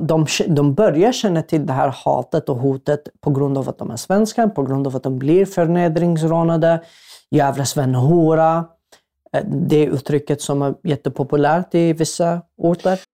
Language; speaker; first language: Swedish; non-native, fluent; Arabic